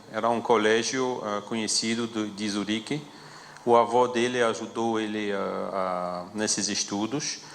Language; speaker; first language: Portuguese; non-native, fluent; French